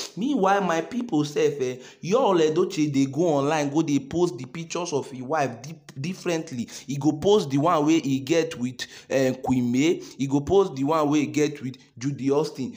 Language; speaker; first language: Nigerian Pidgin; native; Nigerian Pidgin